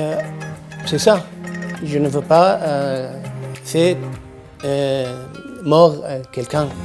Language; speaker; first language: French; non-native, learner; Arabic